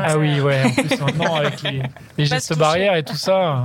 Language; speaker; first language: French; native; French